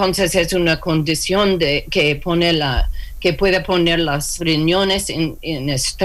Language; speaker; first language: Spanish; non-native, learner; English